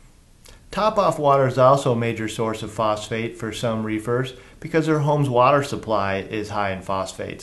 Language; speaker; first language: English; native; English